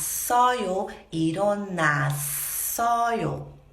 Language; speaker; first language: Korean; non-native, fluent; Portuguese